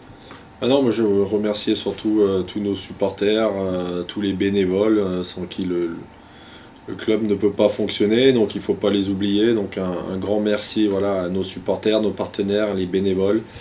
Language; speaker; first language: French; native; French